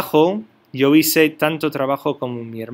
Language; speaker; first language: Spanish; non-native, fluent; English